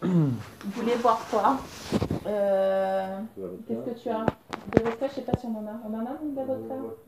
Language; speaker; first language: French; native; French